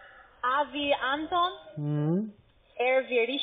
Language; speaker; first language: German; non-native, learner; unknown